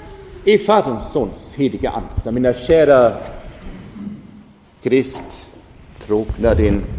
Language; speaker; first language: Swedish; non-native, fluent; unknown